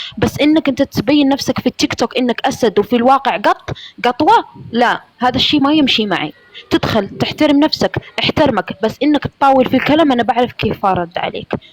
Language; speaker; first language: Arabic; native; Arabic